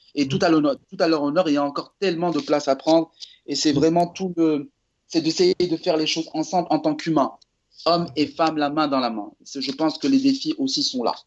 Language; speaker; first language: French; non-native, local second language; Arabic